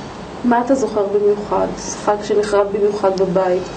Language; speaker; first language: Hebrew; native; Hebrew